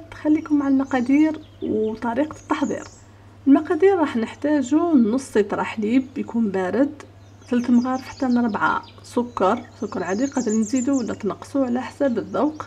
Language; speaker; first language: Arabic; native; Arabic